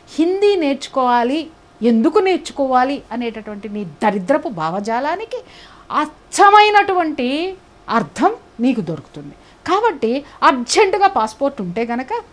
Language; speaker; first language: Telugu; native; Telugu